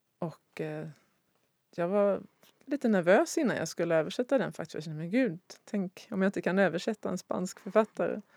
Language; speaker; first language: Swedish; native; Swedish